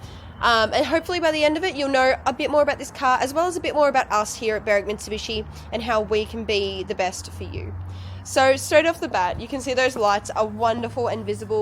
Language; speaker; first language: English; native; English